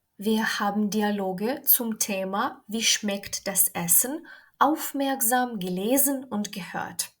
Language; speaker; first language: German; non-native, fluent; Ukrainian